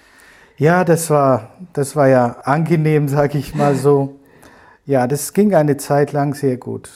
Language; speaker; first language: German; non-native, fluent; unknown